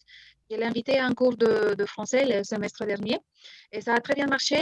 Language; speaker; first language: French; non-native, fluent; Spanish